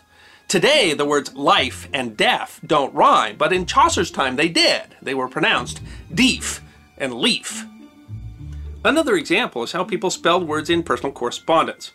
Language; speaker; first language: English; native; English